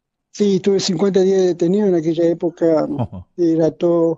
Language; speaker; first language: Spanish; native; Spanish